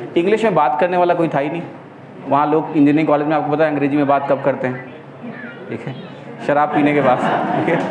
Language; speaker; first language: Hindi; native; Hindi